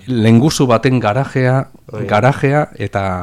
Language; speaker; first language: Basque; native; Basque